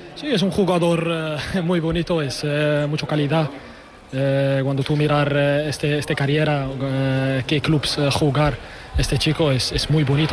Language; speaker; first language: Spanish; non-native, learner; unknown